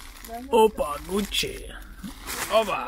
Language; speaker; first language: Russian; native; Russian